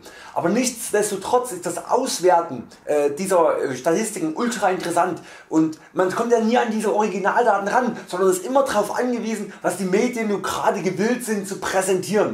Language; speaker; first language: German; native; German